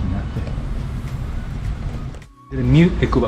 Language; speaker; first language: Spanish; non-native, learner; Japanese